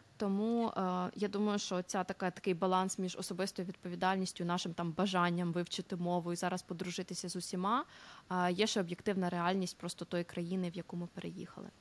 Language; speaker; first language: Ukrainian; native; Ukrainian